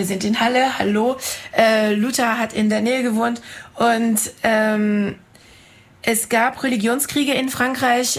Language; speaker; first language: German; non-native, fluent; French